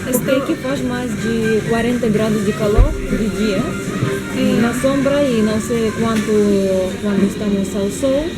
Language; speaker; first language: Portuguese; non-native, learner; Russian